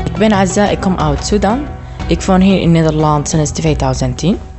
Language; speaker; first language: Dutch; non-native, learner; Arabic